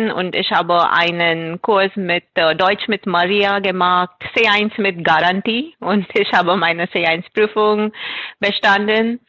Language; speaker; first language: German; non-native, fluent; Marathi